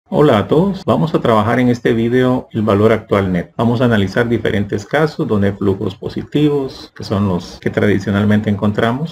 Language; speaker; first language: Spanish; native; Spanish